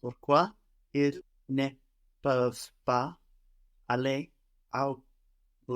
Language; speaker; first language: French; non-native, learner; English